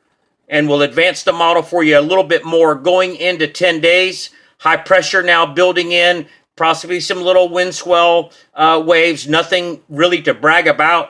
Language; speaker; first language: English; native; English